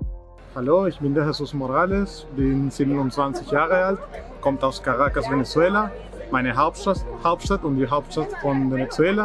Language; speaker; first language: German; non-native, fluent; Spanish